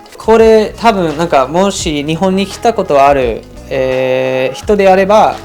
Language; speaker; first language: Japanese; non-native, fluent; English